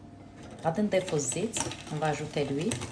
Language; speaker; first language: Arabic; native; Arabic